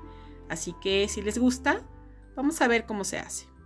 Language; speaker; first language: Spanish; native; Spanish